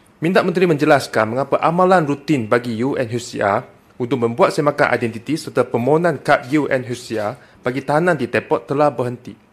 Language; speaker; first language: Malay; non-native, local second language; Chinese